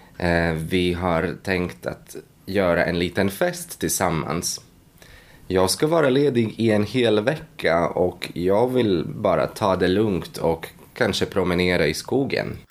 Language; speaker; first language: Swedish; native; Swedish